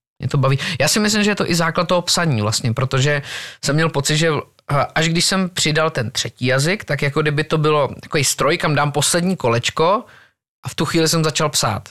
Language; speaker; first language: Czech; native; Czech